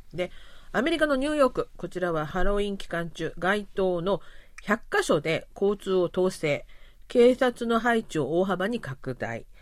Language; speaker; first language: Japanese; non-native, fluent; Korean